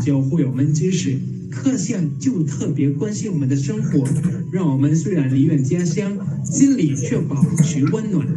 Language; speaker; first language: Chinese; non-native, fluent; Thai